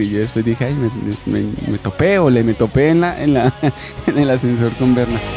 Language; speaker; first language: Spanish; native; Spanish